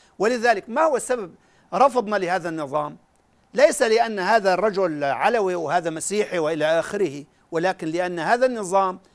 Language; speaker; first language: Arabic; native; Arabic